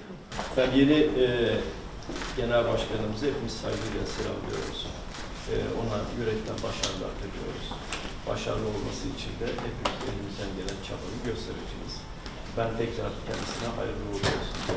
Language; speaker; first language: Turkish; native; Turkish